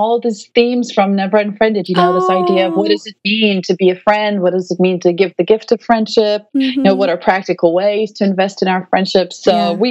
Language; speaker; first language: English; native; English